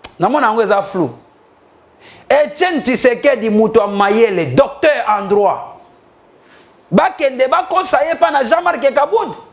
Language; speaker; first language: Lingala; non-native, local second language; Mongo